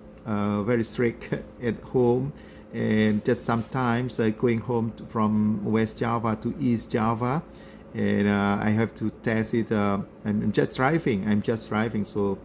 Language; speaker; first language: English; non-native, learner; Indonesian